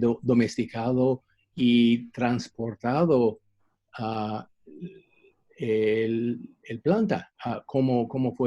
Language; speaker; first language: Spanish; non-native, fluent; English